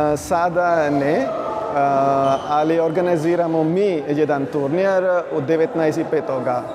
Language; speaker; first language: Croatian; non-native, learner; Punjabi